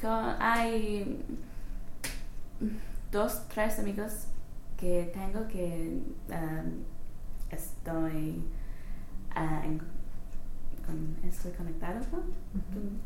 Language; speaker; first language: Spanish; non-native, learner; English